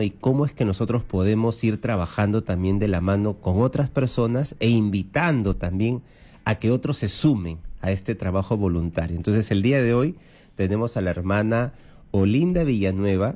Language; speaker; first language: Spanish; native; Spanish